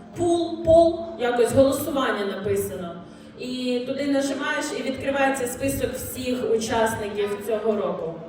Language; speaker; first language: Ukrainian; non-native, local second language; Russian